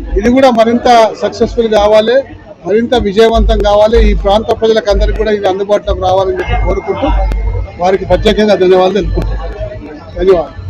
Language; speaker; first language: Telugu; native; Telugu